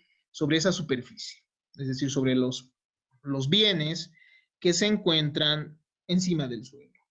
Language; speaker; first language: Spanish; native; Spanish